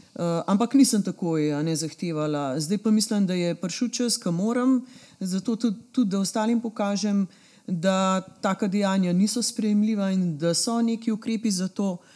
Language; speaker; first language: Slovenian; native; Slovenian